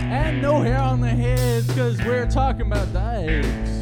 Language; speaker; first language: English; native; English